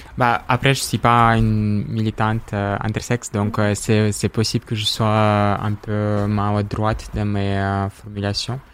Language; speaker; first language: French; non-native, fluent; Russian